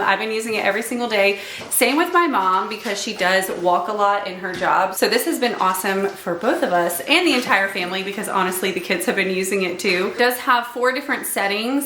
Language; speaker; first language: English; native; English